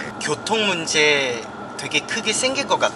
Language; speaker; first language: Korean; non-native, learner; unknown